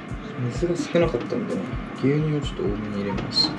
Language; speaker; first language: Japanese; native; Japanese